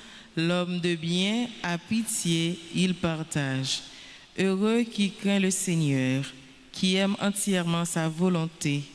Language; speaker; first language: French; non-native, local second language; Haitian Creole